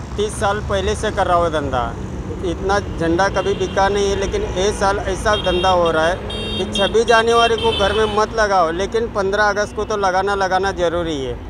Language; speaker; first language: Hindi; non-native, local second language; Marathi